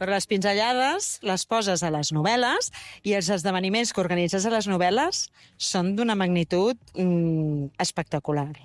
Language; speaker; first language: Catalan; native; Catalan